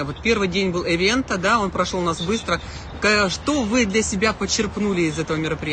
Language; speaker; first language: Russian; native; Russian